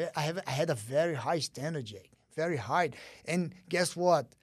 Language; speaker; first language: English; early bilingual, other home language; Portuguese